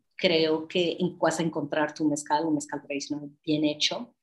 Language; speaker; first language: Spanish; non-native, fluent; English